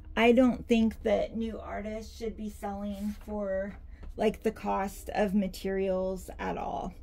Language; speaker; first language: English; native; English